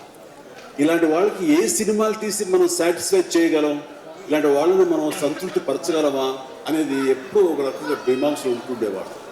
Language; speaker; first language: Telugu; native; Telugu